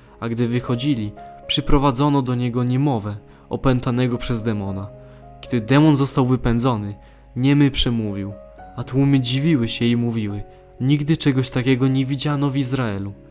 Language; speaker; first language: Polish; native; Polish